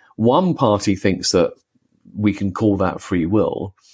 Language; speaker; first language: English; native; English